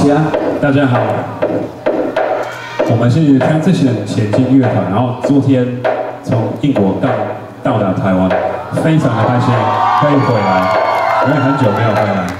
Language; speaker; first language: Chinese; non-native, fluent; English